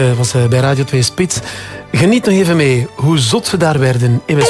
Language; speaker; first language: Dutch; native; Dutch